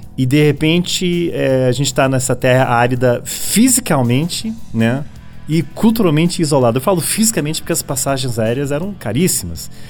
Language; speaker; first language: Portuguese; early bilingual, other home language; English